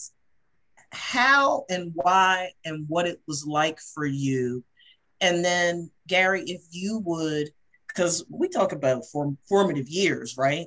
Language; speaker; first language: English; native; English